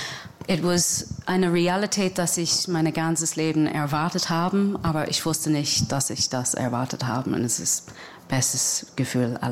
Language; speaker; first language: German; non-native, fluent; English